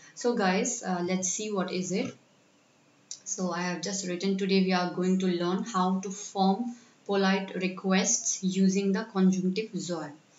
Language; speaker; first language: English; non-native, local second language; Hindi